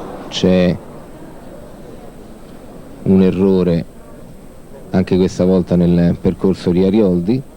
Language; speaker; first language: Italian; native; Italian